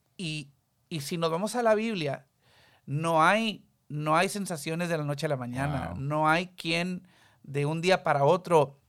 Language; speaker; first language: Spanish; early bilingual, heritage; Spanish